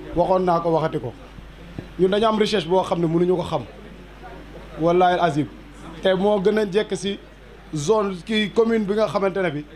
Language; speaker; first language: Wolof; native; Wolof